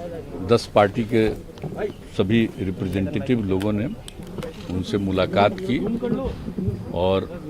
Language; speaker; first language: Hindi; native; Hindi